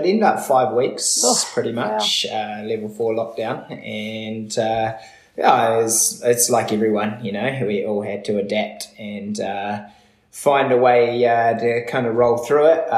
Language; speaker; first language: English; native; English